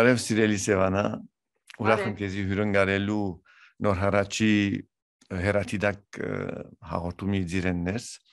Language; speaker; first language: Armenian; early bilingual, heritage; Armenian